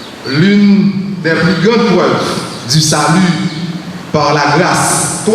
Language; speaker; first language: French; non-native, learner; Haitian Creole